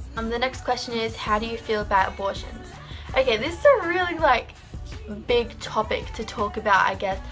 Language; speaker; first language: English; native; English